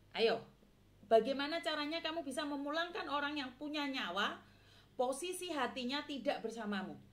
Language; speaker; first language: Indonesian; non-native, local second language; Javanese